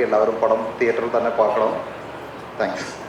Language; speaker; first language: Tamil; non-native, learner; Malayalam